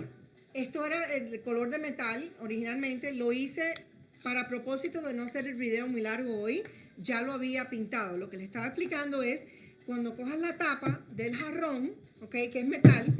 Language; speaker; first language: Spanish; early bilingual, heritage; Spanish